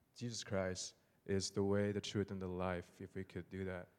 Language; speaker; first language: English; non-native, fluent; Burmese